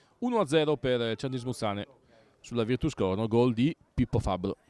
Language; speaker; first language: Italian; native; Italian